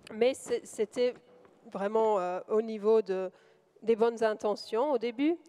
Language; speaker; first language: French; non-native, fluent; English